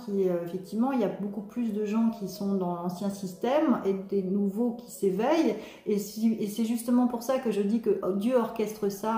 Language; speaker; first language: French; native; French